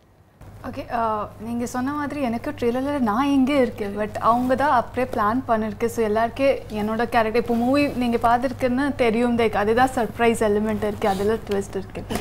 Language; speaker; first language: Tamil; non-native, learner; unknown